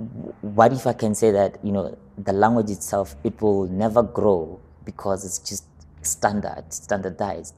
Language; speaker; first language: English; non-native, local second language; Northern Sotho